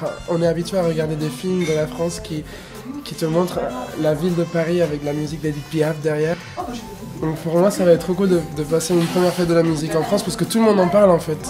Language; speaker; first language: French; non-native, fluent; Spanish